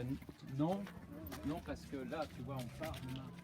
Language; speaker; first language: French; native; French